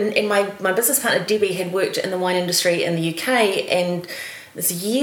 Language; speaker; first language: English; native; English